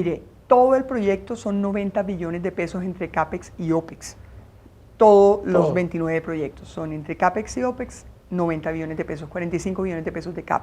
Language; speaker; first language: Spanish; native; Spanish